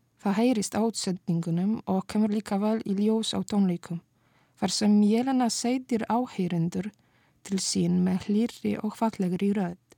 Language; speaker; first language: Icelandic; non-native, fluent; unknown